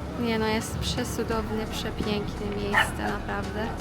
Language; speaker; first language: Polish; non-native, learner; Persian